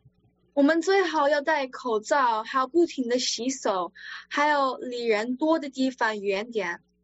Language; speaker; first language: Chinese; early bilingual, other home language; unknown